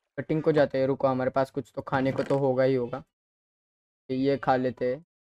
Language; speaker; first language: Hindi; native; Hindi